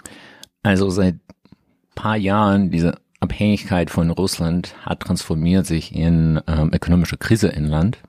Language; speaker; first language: German; non-native, learner; Russian